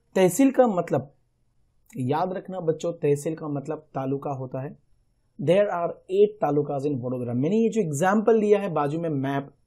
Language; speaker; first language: Hindi; non-native, local second language; Gujarati